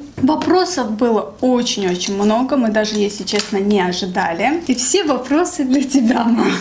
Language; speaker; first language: Russian; native; Russian